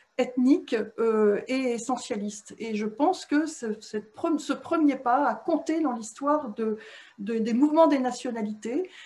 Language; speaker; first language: French; native; French